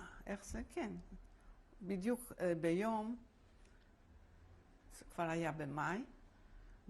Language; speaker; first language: Hebrew; non-native, fluent; Polish